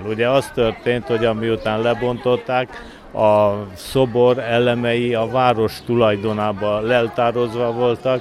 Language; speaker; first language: Hungarian; native; Hungarian